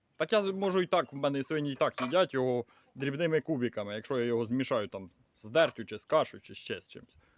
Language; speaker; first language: Ukrainian; native; Ukrainian